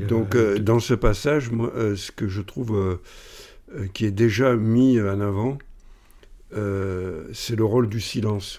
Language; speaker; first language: French; native; French